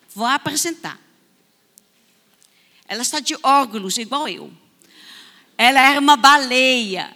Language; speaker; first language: Portuguese; non-native, fluent; Dutch